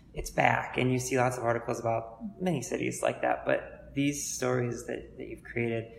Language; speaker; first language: English; native; English